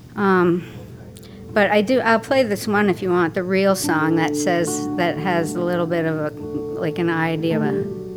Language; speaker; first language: English; native; English